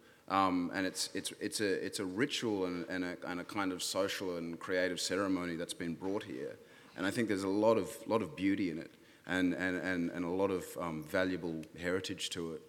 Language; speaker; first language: English; native; English